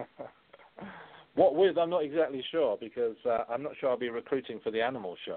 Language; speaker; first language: English; native; English